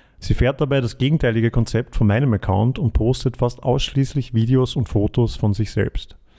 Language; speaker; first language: German; native; German